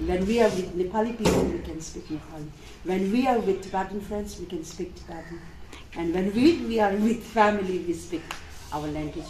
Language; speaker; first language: English; non-native, fluent; Tibetan